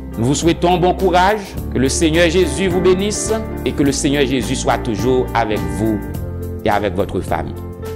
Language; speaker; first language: French; native; French